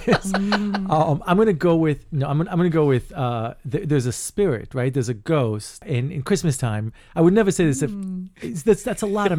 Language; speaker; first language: English; non-native, fluent; Hebrew